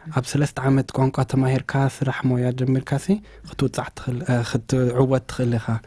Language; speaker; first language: Tigrinya; early bilingual, heritage; Tigrinya